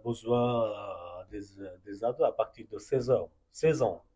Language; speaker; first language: French; non-native, fluent; Bangla